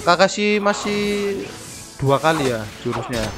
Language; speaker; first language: Indonesian; native; Indonesian